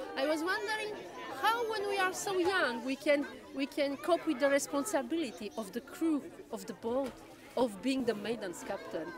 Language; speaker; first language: English; non-native, fluent; French